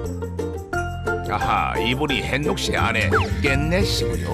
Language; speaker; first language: Korean; native; Korean